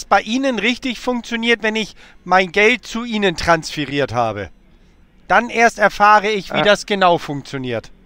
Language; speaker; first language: German; native; German